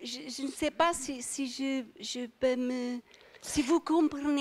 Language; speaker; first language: French; non-native, fluent; Portuguese